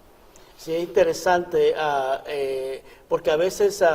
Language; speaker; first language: Spanish; native; Spanish